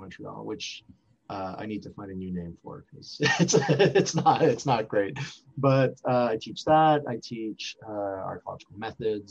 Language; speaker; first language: English; non-native, fluent; French